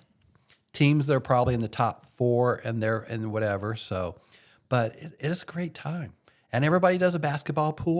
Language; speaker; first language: English; native; English